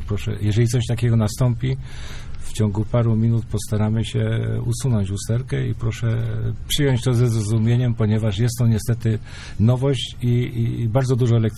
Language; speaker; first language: Polish; native; Polish